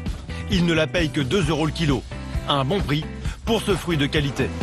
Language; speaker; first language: French; native; French